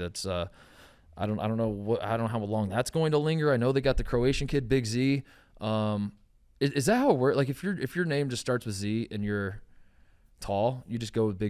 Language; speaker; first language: English; native; English